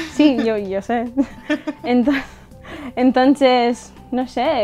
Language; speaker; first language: Spanish; early bilingual, heritage; English